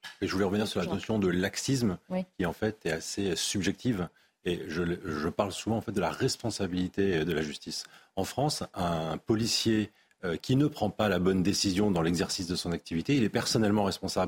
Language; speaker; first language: French; native; French